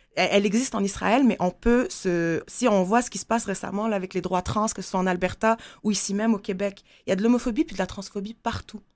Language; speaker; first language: French; non-native, local second language; Arabic